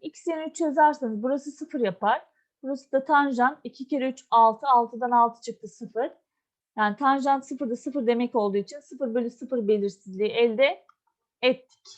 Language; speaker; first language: Turkish; native; Turkish